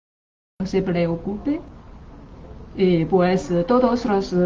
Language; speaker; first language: Spanish; non-native, learner; Chinese